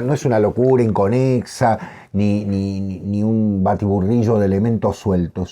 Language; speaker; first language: Spanish; native; Spanish